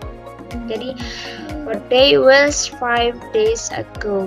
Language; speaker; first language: English; non-native, learner; Indonesian